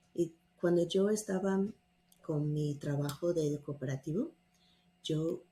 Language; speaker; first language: Spanish; non-native, fluent; English